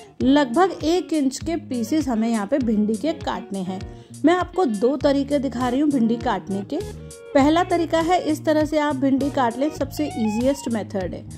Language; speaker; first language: Hindi; native; Hindi